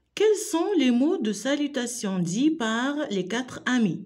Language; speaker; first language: French; non-native, local second language; Arabic